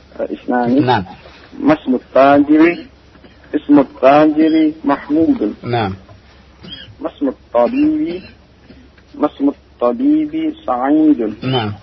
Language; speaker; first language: Arabic; non-native, fluent; Indonesian